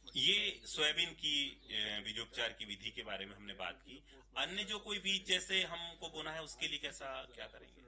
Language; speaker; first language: Hindi; native; Hindi